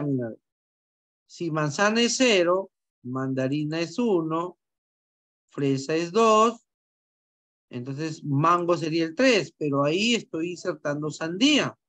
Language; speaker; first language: Spanish; native; Spanish